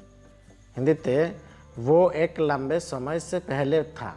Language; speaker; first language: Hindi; non-native, local second language; Bangla